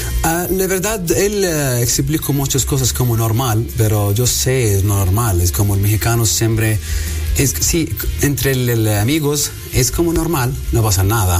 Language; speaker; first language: Spanish; non-native, learner; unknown